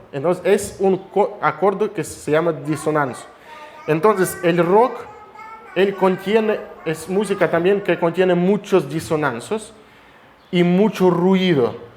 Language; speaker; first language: Spanish; non-native, fluent; Russian